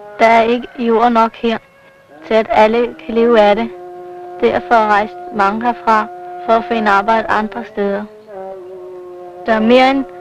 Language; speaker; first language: Danish; early bilingual, other home language; Macedonian